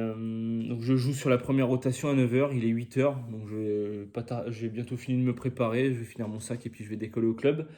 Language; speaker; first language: French; native; French